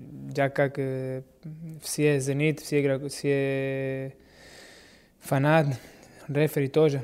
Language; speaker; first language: Russian; non-native, learner; Portuguese